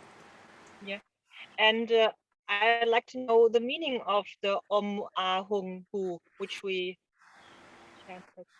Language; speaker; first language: English; non-native, learner; German